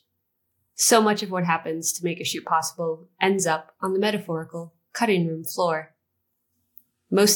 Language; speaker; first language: English; native; English